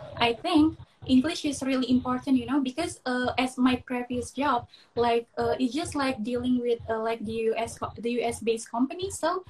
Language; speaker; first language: English; non-native, local second language; Indonesian